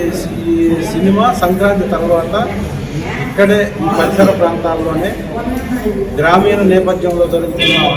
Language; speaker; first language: Telugu; native; Telugu